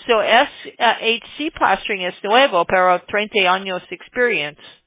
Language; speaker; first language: Spanish; non-native, learner; English